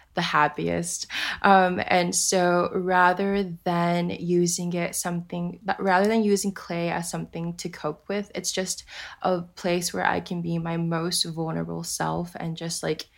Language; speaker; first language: English; early bilingual, other home language; Japanese